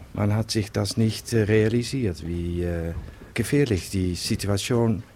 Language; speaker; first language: German; non-native, fluent; Dutch